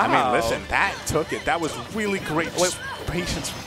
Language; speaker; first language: English; native; English